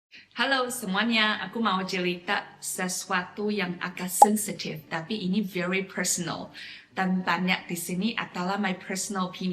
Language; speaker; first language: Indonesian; non-native, fluent; Chinese